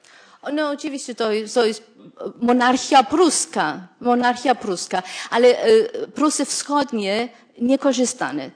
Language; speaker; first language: Polish; non-native, fluent; German